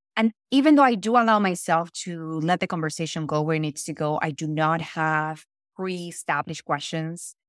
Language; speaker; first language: English; non-native, fluent; Spanish